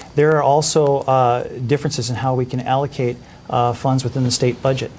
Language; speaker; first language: English; native; English